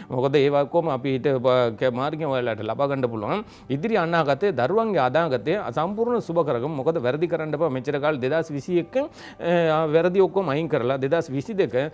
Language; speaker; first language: Sinhala; non-native, local second language; Tamil